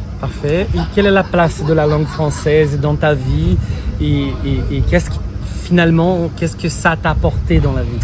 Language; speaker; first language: French; non-native, fluent; Portuguese